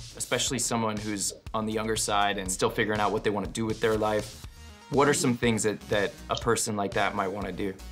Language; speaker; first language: English; native; English